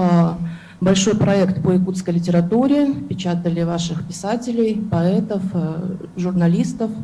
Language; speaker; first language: Russian; native; Russian